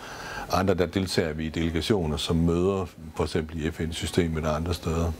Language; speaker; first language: Danish; native; Danish